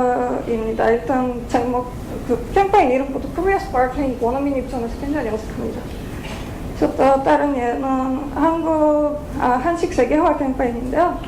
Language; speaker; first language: Korean; non-native, fluent; Bulgarian